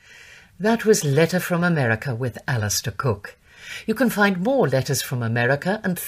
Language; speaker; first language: English; native; English